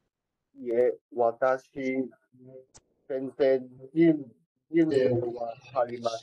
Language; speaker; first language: Japanese; non-native, learner; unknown